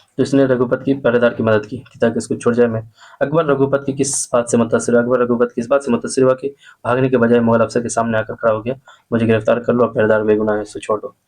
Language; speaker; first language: Urdu; native; Urdu